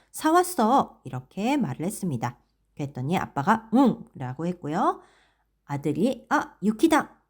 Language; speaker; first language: Korean; native; Korean